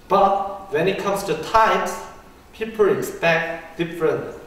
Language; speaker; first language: English; non-native, learner; Korean